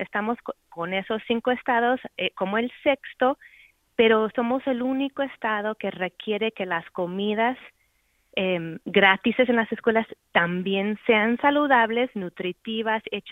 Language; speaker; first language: Spanish; native; Spanish